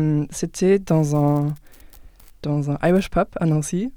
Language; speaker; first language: French; non-native, fluent; German